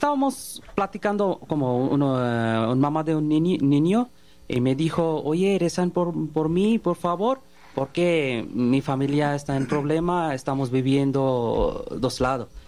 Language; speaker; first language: Spanish; non-native, learner; Bangla